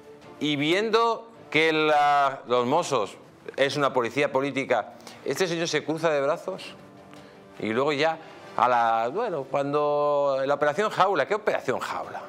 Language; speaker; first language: Spanish; native; Spanish